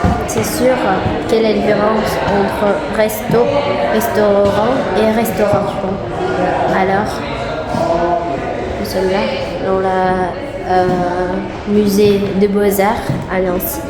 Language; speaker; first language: French; non-native, learner; Indonesian